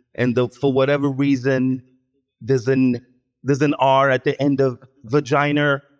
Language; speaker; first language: English; early bilingual, heritage; Hebrew